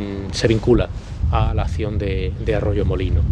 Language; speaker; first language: Spanish; native; Spanish